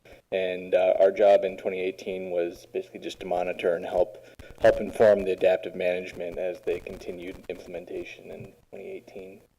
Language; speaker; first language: English; native; English